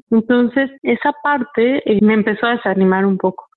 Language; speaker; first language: Spanish; native; Spanish